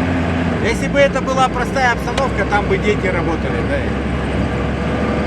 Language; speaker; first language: Russian; native; Russian